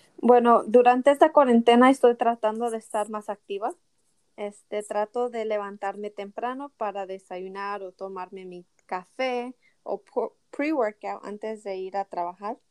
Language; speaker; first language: Spanish; early bilingual, heritage; Spanish